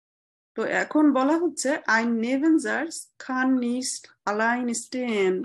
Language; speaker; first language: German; non-native, fluent; Bangla